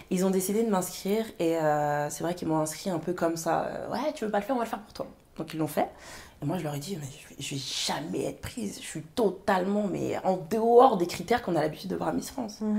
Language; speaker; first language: French; early bilingual, other home language; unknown